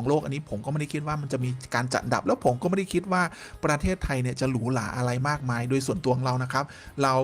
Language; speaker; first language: Thai; native; Thai